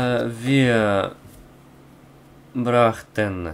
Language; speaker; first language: German; non-native, learner; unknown